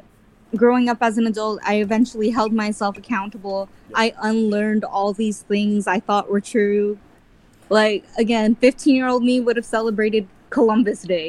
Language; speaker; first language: English; early bilingual, other home language; Filipino